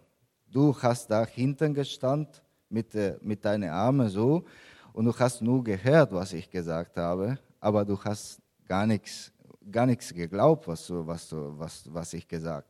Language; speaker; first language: German; non-native, fluent; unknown